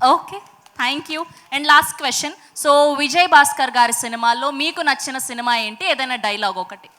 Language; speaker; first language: Telugu; native; Telugu